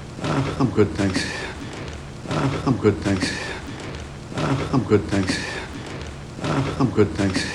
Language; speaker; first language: English; non-native, learner; Korean